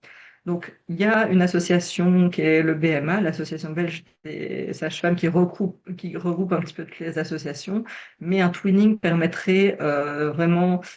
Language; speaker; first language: French; native; French